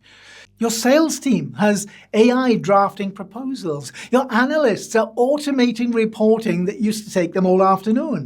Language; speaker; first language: English; native; English